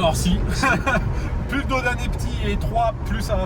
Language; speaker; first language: French; native; French